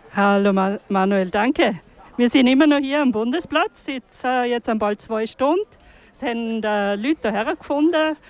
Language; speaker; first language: German; native; German